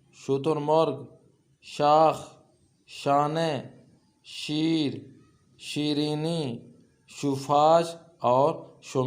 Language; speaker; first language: Persian; non-native, fluent; Urdu